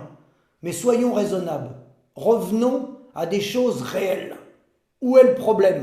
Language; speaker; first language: French; native; French